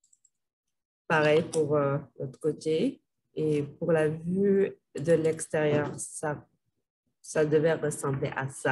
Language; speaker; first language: French; non-native, local second language; Arabic